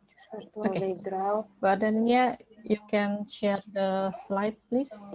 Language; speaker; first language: English; non-native, learner; Indonesian